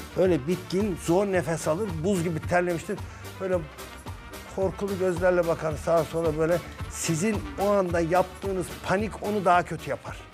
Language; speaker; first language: Turkish; native; Turkish